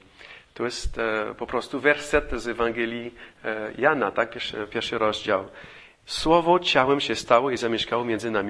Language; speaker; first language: Polish; non-native, fluent; English